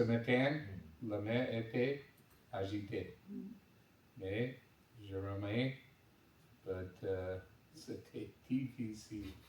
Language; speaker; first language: French; non-native, learner; English